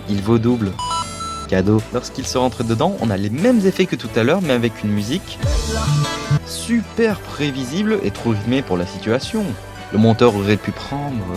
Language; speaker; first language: French; native; French